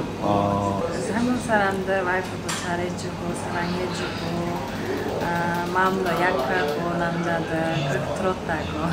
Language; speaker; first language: Korean; non-native, learner; Uzbek